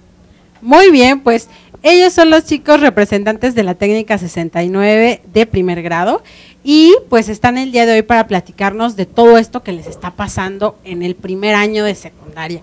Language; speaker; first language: Spanish; native; Spanish